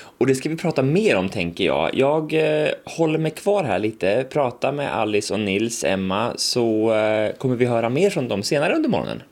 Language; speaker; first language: Swedish; native; Swedish